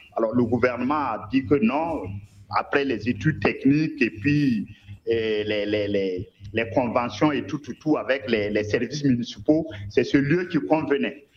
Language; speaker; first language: French; non-native, local second language; Mossi